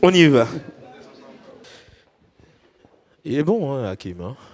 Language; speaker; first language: French; native; French